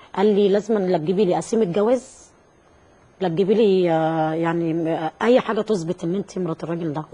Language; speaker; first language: Arabic; native; Arabic